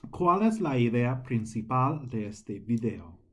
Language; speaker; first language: Spanish; non-native, fluent; English